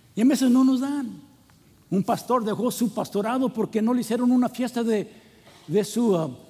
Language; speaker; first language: Spanish; non-native, fluent; English